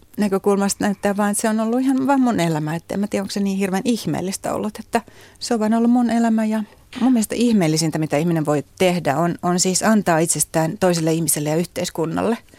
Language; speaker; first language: Finnish; native; Finnish